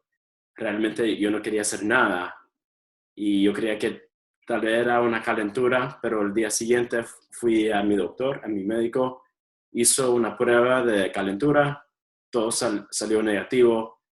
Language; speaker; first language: Spanish; early bilingual, heritage; Spanish